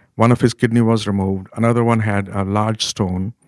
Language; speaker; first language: English; non-native, local second language; Urdu